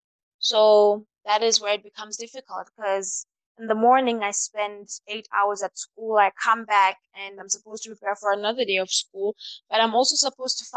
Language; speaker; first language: English; non-native, local second language; Southern Sotho